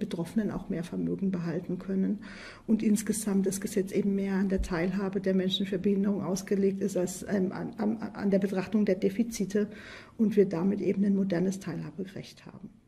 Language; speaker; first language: German; native; German